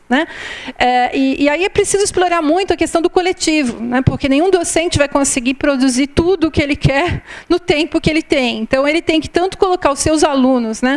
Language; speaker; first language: Portuguese; native; Portuguese